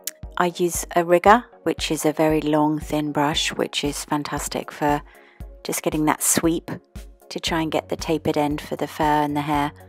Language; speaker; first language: English; native; English